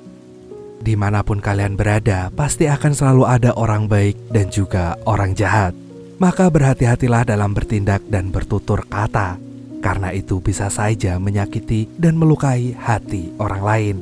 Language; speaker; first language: Indonesian; native; Indonesian